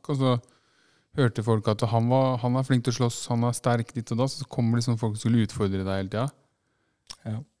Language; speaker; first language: Norwegian; native; Norwegian